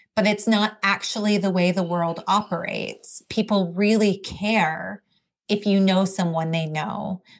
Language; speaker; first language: English; native; English